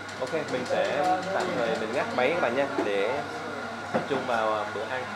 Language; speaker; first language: Vietnamese; native; Vietnamese